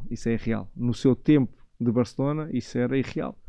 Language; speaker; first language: Portuguese; native; Portuguese